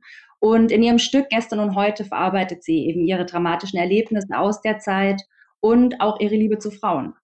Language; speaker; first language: German; native; German